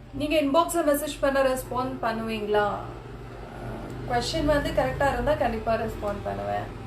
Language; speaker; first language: Tamil; non-native, local second language; Kannada